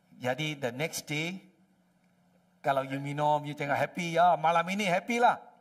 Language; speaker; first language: Malay; non-native, local second language; Chinese